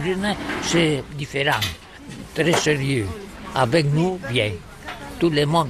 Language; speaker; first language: French; non-native, learner; Catalan